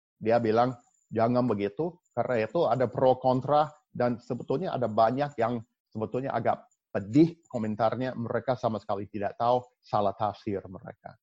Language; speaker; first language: Indonesian; non-native, fluent; English